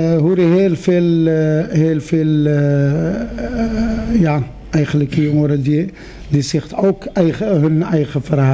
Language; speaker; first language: Dutch; non-native, fluent; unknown